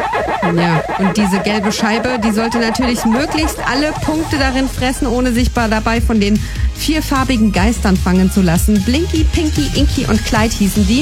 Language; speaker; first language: German; native; German